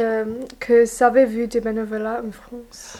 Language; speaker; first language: French; non-native, learner; English